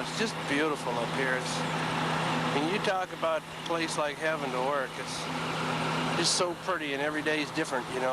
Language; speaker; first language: English; native; English